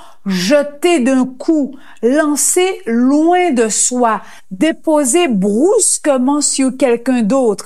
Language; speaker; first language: French; native; French